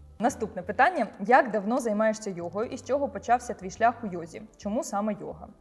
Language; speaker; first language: Ukrainian; non-native, local second language; Russian